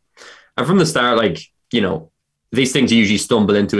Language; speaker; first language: English; native; English